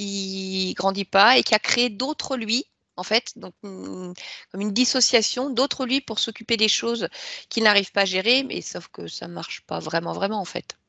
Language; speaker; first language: French; native; French